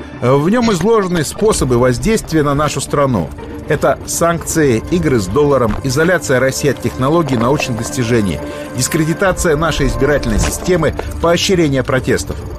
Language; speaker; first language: Russian; native; Russian